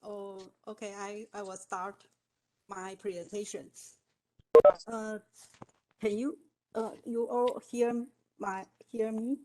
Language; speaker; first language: English; non-native, learner; Chinese